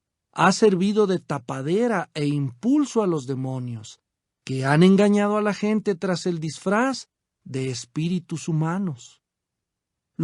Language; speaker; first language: Spanish; native; Spanish